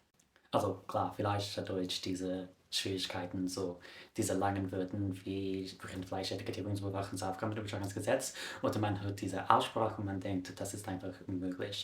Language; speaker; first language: German; non-native, fluent; English